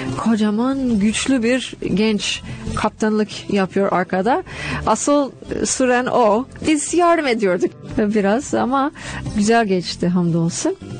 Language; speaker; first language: Turkish; non-native, fluent; English